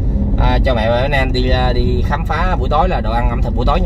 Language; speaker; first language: Vietnamese; native; Vietnamese